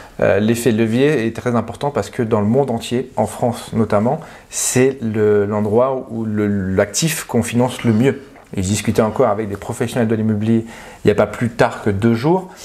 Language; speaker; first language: French; native; French